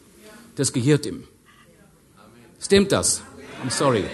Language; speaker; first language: German; non-native, learner; English